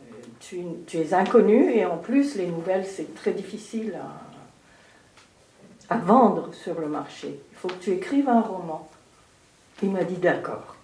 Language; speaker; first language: French; early bilingual, heritage; French